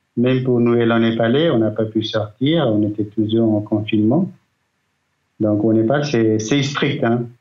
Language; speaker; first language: French; non-native, fluent; Nepali